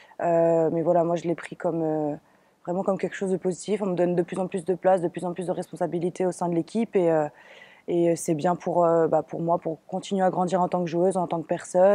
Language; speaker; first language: French; native; French